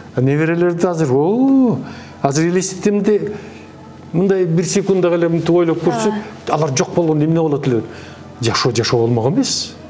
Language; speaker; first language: Kyrgyz; native; Kyrgyz